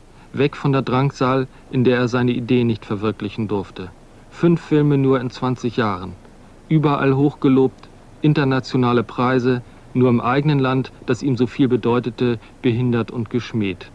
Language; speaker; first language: German; native; German